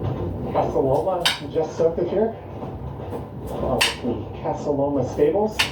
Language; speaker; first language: English; native; English